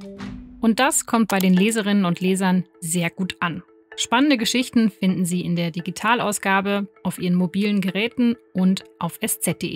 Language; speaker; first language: German; native; German